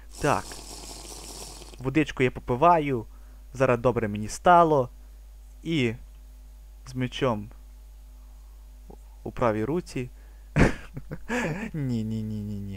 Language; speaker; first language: Ukrainian; native; Ukrainian